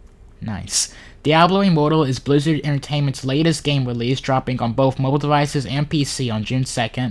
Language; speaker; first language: English; native; English